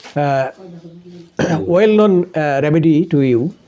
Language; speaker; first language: English; non-native, local second language; Bangla